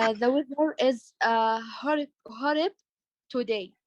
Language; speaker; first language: English; non-native, learner; Arabic